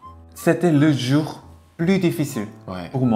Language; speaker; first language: French; non-native, learner; Korean